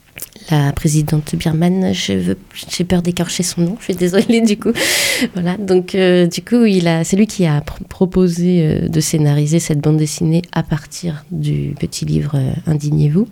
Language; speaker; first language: French; native; French